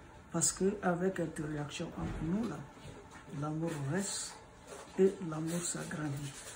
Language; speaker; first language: French; non-native, local second language; Bambara